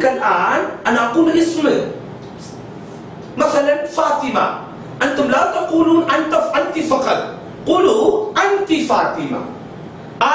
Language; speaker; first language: Arabic; non-native, fluent; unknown